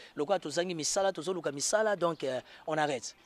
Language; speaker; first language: French; non-native, local second language; Lingala